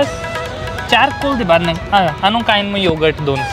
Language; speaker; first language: Filipino; non-native, learner; Punjabi